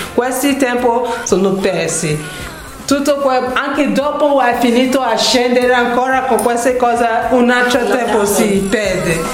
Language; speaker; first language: Italian; non-native, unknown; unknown